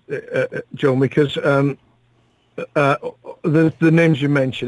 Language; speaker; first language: English; native; English